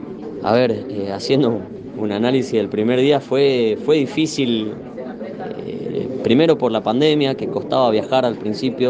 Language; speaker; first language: Spanish; native; Spanish